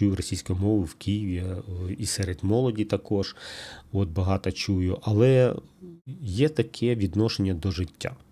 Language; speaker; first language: Ukrainian; non-native, local second language; Russian